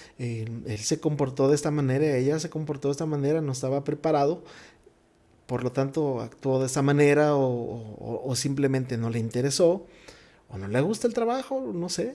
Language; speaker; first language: Spanish; native; Spanish